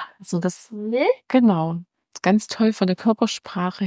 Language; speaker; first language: German; native; German